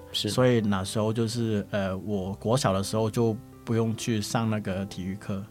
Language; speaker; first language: Chinese; non-native, local second language; Cantonese